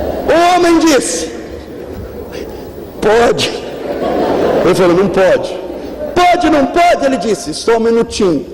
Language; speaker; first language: Portuguese; native; Portuguese